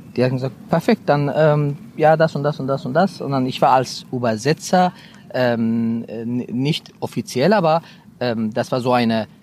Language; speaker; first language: German; non-native, fluent; Persian